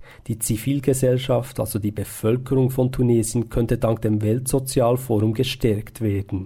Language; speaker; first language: German; native; German